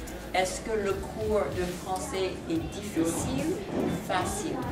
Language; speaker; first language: French; non-native, learner; English